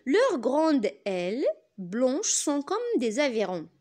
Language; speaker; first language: French; non-native, local second language; Arabic